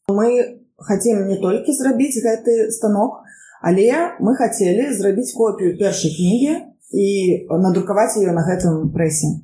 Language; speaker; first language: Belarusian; non-native, local second language; Russian